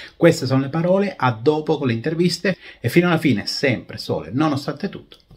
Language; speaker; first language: Italian; native; Italian